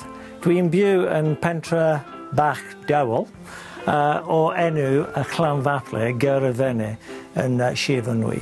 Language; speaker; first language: Welsh; non-native, learner; English